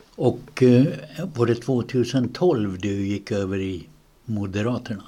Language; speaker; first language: Swedish; native; Swedish